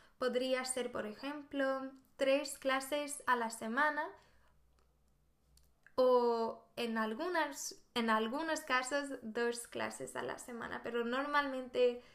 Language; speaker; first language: Spanish; non-native, fluent; Swedish